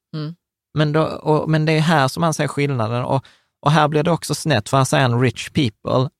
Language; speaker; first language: Swedish; early bilingual, other home language; Czech